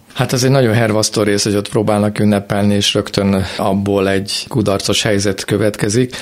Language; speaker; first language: Hungarian; native; Hungarian